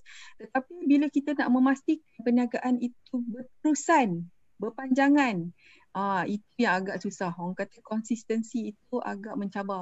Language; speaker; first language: Malay; native; Malay